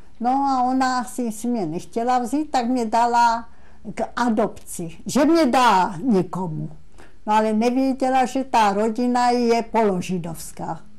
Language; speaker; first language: Czech; non-native, local second language; German